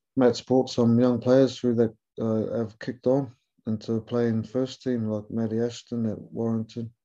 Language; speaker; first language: English; native; English